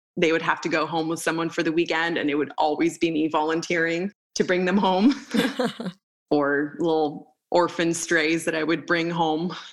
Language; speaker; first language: English; early bilingual, other home language; Romanian